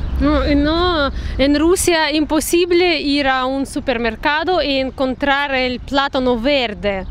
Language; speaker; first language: Spanish; non-native, fluent; Russian